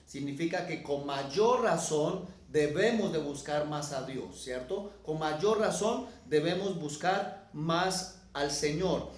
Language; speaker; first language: Spanish; native; Spanish